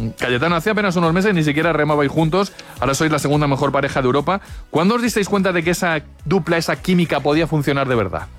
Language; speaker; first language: Spanish; native; Spanish